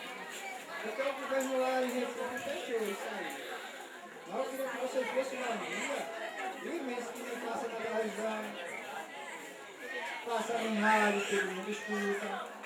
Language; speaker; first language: Portuguese; native; Portuguese